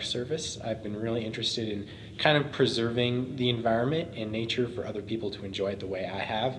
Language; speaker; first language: English; native; English